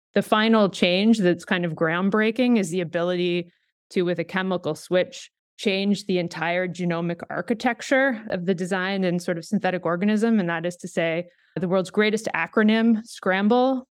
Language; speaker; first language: English; native; English